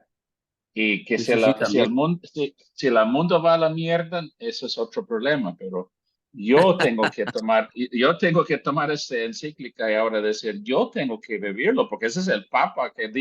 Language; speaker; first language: Spanish; native; Spanish